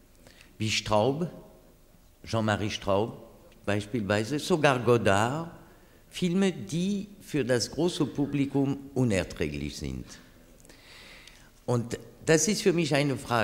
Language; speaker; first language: German; non-native, fluent; French